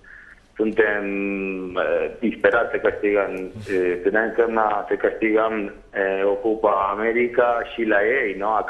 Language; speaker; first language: Romanian; non-native, fluent; Spanish